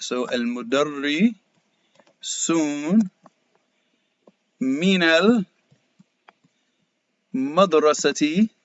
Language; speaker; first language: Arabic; non-native, fluent; English